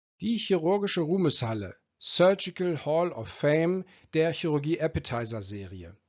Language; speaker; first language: German; native; German